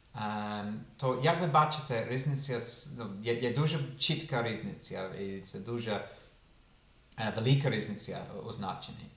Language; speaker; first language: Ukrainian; non-native, fluent; English